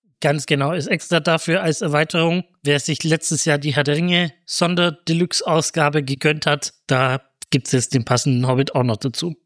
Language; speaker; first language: German; native; German